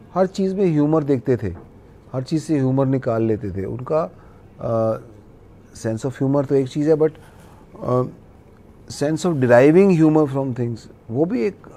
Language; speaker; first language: Hindi; native; Hindi